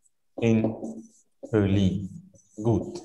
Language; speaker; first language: German; non-native, fluent; Arabic